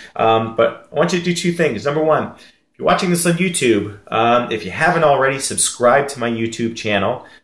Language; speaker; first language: English; native; English